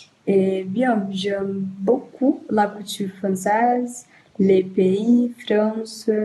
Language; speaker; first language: French; non-native, learner; Portuguese